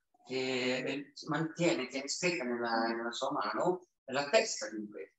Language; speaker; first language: Italian; native; Italian